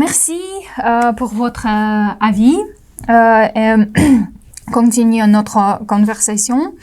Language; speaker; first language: French; non-native, learner; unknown